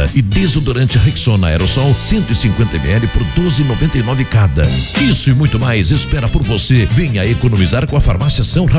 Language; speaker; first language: Portuguese; native; Portuguese